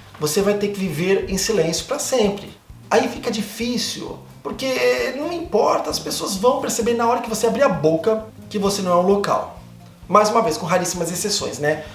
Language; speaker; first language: Portuguese; native; Portuguese